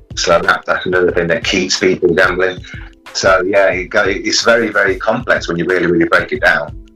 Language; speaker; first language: English; native; English